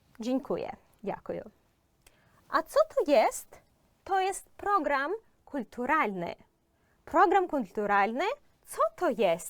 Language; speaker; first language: Polish; non-native, fluent; Ukrainian